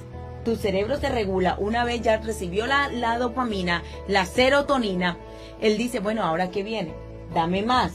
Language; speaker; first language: Spanish; native; Spanish